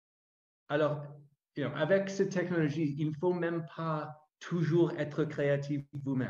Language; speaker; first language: French; non-native, fluent; English